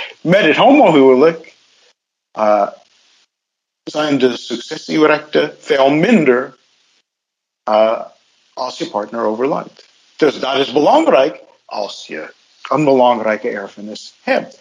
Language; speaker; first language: Dutch; non-native, fluent; English